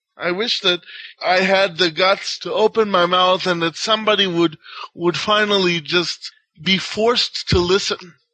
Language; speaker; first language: English; non-native, fluent; Hebrew